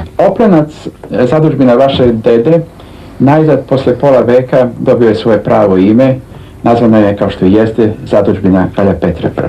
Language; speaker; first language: Bosnian; native; Bosnian